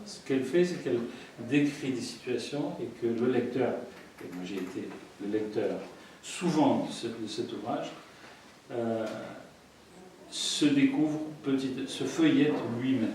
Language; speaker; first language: French; native; French